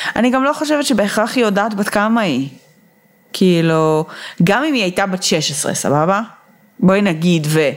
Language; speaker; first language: Hebrew; native; Hebrew